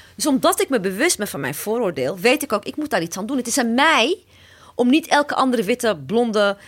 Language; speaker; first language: Dutch; early bilingual, other home language; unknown